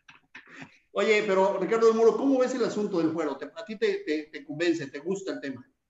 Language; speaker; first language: Spanish; native; Spanish